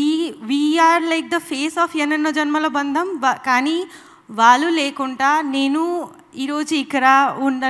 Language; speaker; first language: Telugu; non-native, learner; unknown